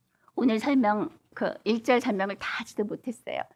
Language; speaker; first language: Korean; native; Korean